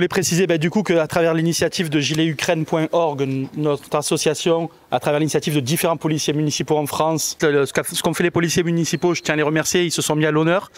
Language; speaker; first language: French; native; French